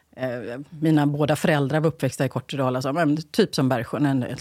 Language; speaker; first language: Swedish; native; Swedish